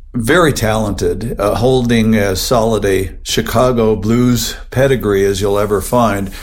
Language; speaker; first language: English; native; English